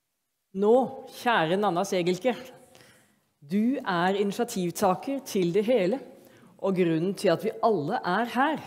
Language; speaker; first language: Norwegian; native; Norwegian